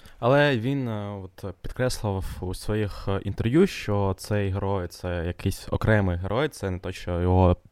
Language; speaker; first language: Ukrainian; non-native, local second language; Russian